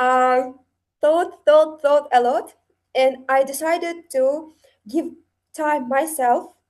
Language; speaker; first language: English; non-native, learner; Uzbek